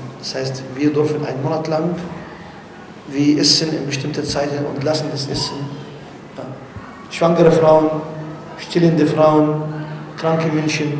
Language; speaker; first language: German; non-native, learner; Arabic